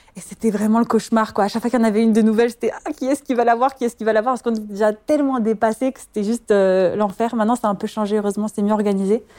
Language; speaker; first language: French; native; French